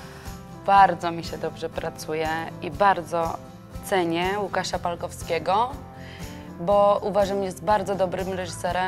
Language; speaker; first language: Polish; non-native, learner; Georgian